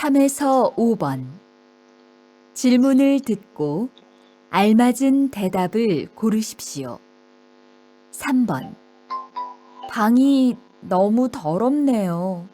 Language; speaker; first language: Korean; non-native, fluent; Indonesian